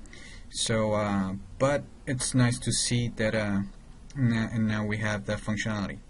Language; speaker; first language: English; non-native, fluent; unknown